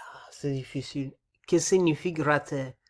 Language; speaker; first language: French; non-native, learner; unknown